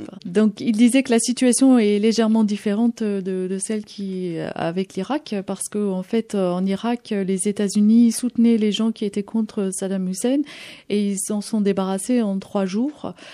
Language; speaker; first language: French; native; French